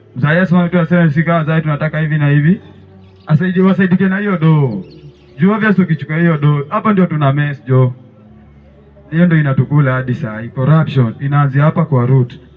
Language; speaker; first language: Swahili; native; Swahili